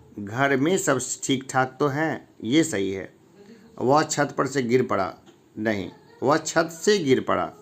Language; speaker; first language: Hindi; native; Hindi